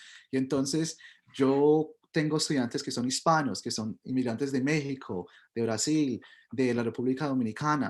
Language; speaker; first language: Spanish; early bilingual, heritage; Spanish